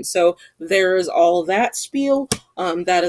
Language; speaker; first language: English; native; English